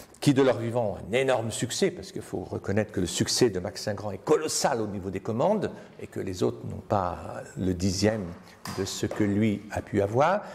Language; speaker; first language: French; native; French